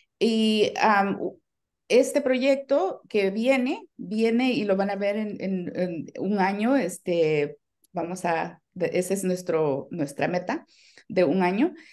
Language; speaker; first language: Spanish; native; Spanish